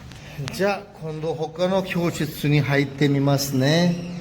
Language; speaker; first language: Japanese; non-native, fluent; Urdu